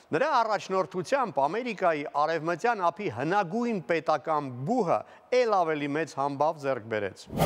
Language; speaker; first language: Armenian; native; Armenian